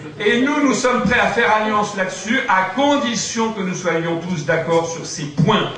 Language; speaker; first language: French; native; French